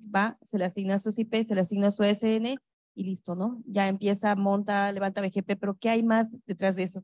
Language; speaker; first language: Spanish; native; Spanish